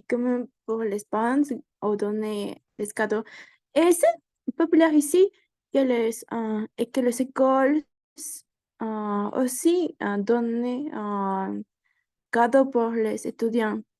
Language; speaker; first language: French; non-native, learner; Spanish